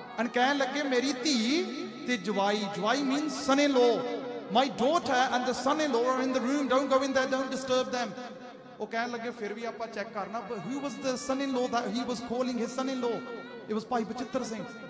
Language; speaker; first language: Punjabi; early bilingual, heritage; Punjabi